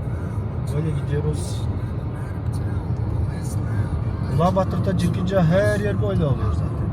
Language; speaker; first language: Turkish; non-native, fluent; Mongolian